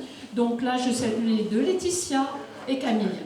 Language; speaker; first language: French; native; French